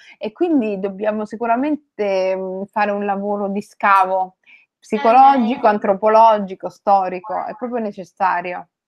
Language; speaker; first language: Italian; early bilingual, other home language; Somali